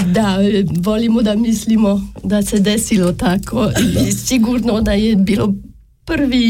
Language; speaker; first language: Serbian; non-native, learner; French